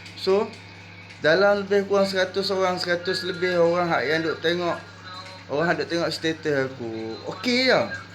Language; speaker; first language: Malay; native; Malay